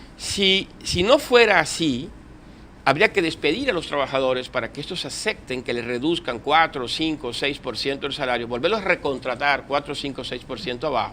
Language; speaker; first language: Spanish; native; Spanish